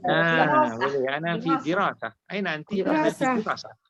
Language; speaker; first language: Arabic; non-native, fluent; Malay